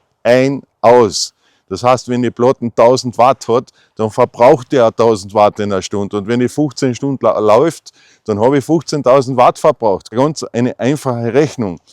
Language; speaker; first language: German; native; German